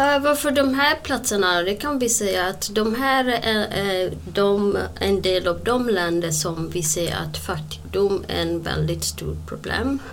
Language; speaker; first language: Swedish; non-native, fluent; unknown